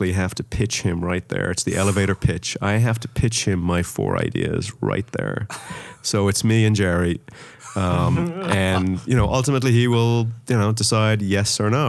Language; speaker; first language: English; native; English